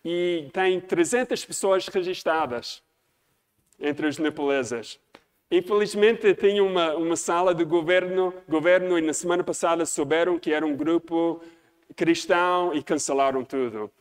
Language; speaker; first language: Portuguese; non-native, fluent; English